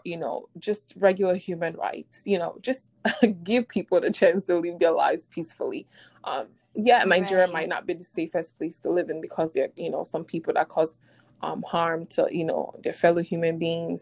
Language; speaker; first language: English; non-native, local second language; Igbo